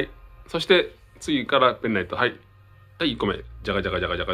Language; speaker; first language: Japanese; native; Japanese